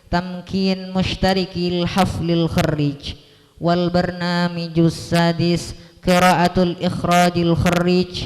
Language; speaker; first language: Arabic; non-native, learner; Indonesian